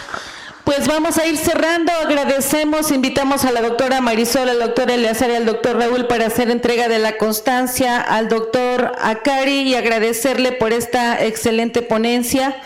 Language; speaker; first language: Spanish; native; Spanish